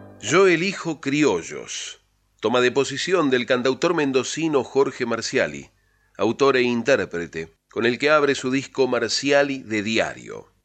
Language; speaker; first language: Spanish; native; Spanish